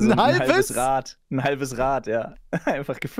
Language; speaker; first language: German; native; German